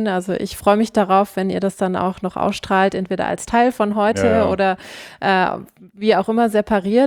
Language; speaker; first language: German; native; German